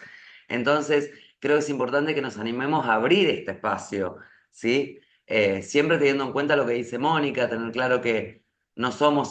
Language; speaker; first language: Spanish; native; Spanish